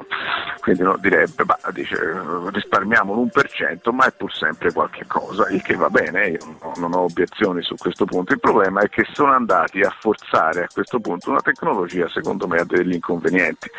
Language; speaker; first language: Italian; native; Italian